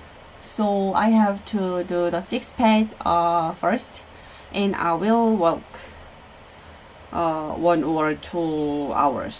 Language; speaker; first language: English; non-native, learner; Korean